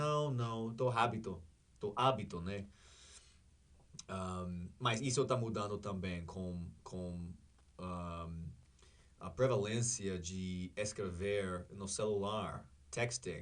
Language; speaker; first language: Portuguese; non-native, learner; English